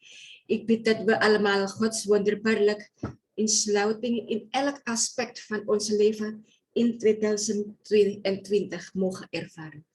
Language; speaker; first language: Dutch; non-native, fluent; Indonesian